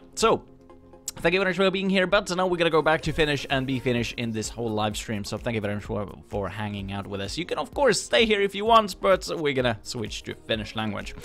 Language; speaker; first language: English; non-native, fluent; Finnish